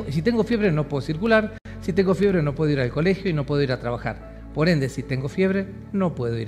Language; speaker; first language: Spanish; native; Spanish